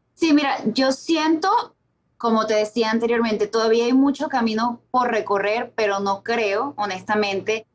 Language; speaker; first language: Spanish; native; Spanish